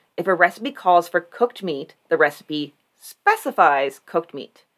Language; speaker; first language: English; native; English